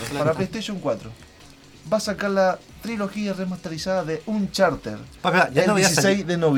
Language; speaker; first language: Spanish; native; Spanish